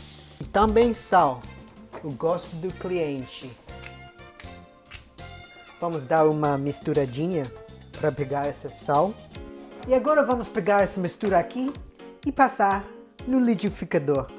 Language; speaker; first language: Portuguese; non-native, fluent; English